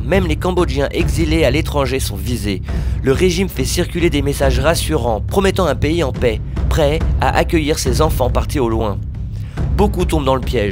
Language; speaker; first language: French; native; French